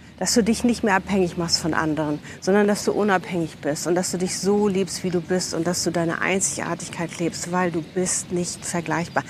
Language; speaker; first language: German; native; German